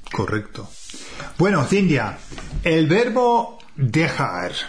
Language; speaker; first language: Spanish; non-native, fluent; English